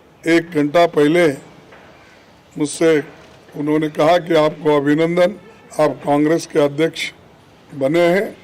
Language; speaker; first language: Hindi; non-native, local second language; Kannada